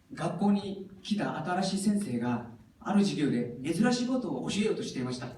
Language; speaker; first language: Japanese; non-native, fluent; Nepali